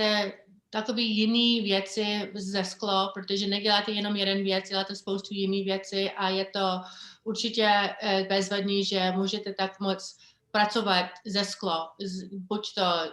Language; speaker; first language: Czech; early bilingual, heritage; Czech